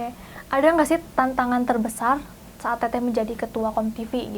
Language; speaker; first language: Indonesian; native; Indonesian